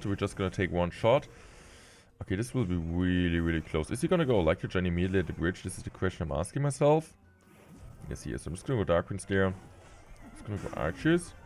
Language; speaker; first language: English; non-native, fluent; German